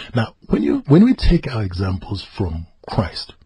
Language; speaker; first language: English; non-native, local second language; Zulu